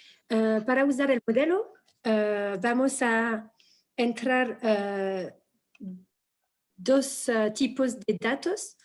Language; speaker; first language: Spanish; non-native, fluent; French